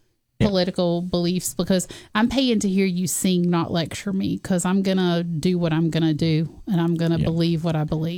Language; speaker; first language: English; native; English